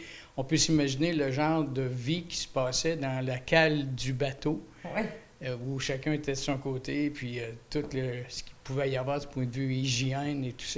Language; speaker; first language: French; native; French